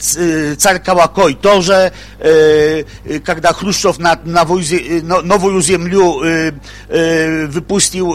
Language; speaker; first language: Russian; non-native, learner; Polish